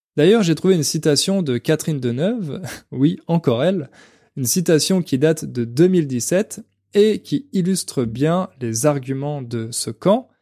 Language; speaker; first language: French; native; French